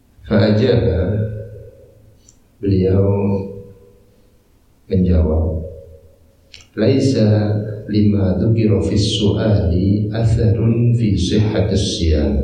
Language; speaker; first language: Arabic; non-native, fluent; Indonesian